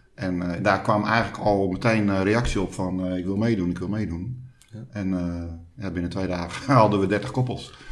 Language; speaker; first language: Dutch; native; Dutch